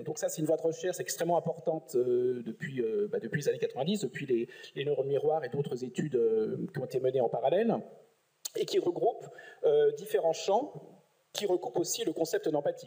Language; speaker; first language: French; native; French